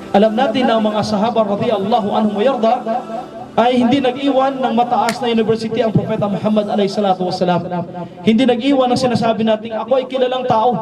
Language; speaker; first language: Filipino; non-native, local second language; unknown